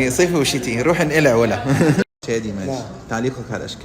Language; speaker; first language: Arabic; native; Arabic